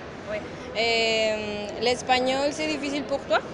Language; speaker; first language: French; non-native, learner; Spanish